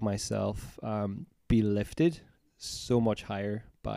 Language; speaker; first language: English; native; English